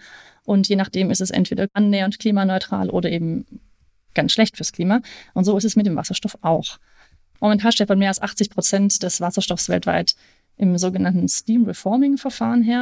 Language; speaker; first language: German; native; German